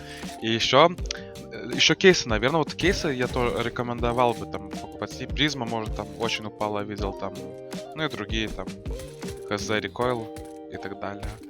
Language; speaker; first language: Russian; non-native, fluent; Lithuanian